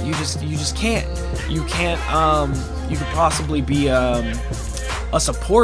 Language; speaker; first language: English; native; English